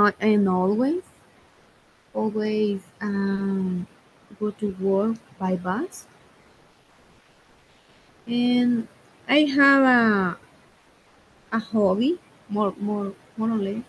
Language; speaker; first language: English; non-native, learner; Spanish